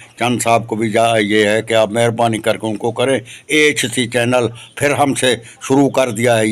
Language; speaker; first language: Urdu; non-native, local second language; Sindhi